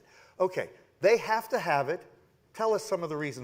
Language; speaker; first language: English; native; English